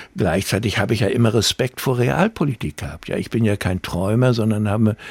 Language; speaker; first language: German; native; German